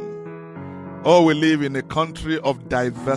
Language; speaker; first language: English; non-native, local second language; Yoruba